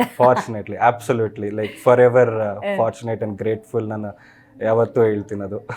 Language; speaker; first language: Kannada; non-native, fluent; Odia